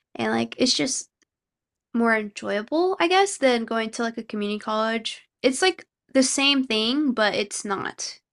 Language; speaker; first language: English; early bilingual, other home language; Korean